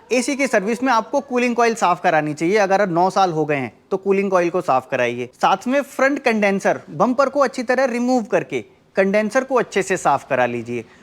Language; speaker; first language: Hindi; native; Hindi